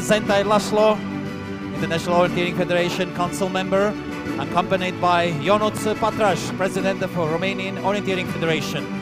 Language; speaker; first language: English; non-native, fluent; Latvian